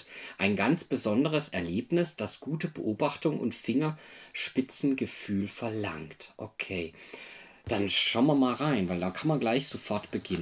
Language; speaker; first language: German; native; German